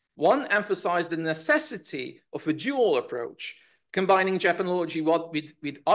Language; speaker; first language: English; non-native, fluent; Hungarian